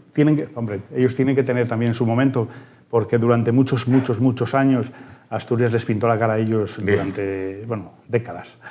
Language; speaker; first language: Spanish; native; Spanish